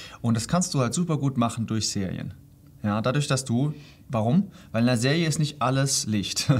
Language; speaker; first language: German; native; German